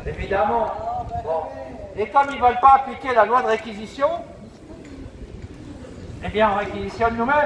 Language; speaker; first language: French; native; French